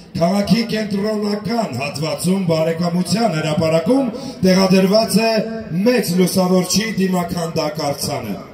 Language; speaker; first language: Armenian; native; Armenian